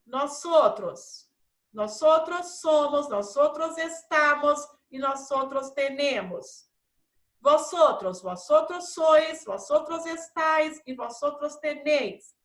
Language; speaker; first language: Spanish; non-native, fluent; Portuguese